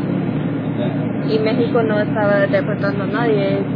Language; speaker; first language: Spanish; non-native, learner; English